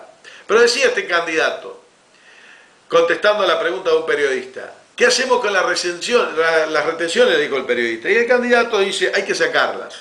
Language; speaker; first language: Spanish; native; Spanish